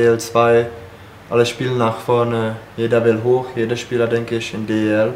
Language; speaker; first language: German; non-native, fluent; Czech